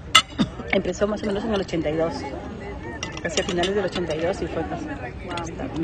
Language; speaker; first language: Spanish; native; Spanish